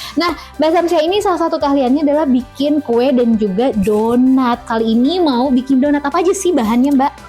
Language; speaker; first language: Indonesian; native; Indonesian